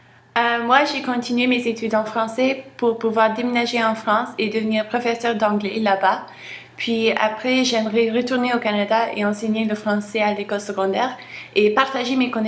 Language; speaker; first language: French; non-native, local second language; English